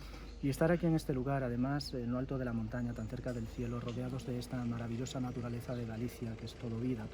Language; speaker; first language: Spanish; native; Spanish